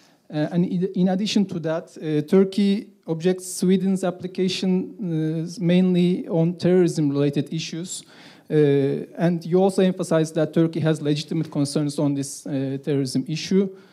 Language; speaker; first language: English; non-native, fluent; Turkish